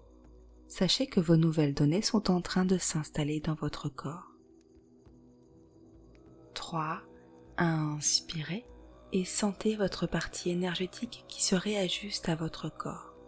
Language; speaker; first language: French; native; French